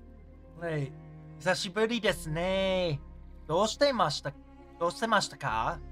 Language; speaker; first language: Japanese; non-native, learner; English